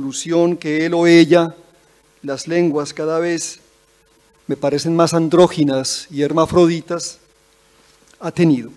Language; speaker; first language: Spanish; native; Spanish